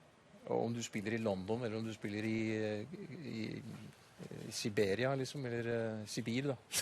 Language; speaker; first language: Norwegian; native; Norwegian